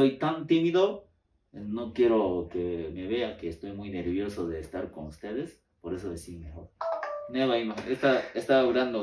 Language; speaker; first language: Spanish; non-native, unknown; Japanese